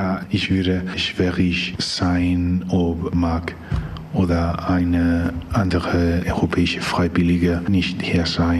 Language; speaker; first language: German; non-native, learner; Spanish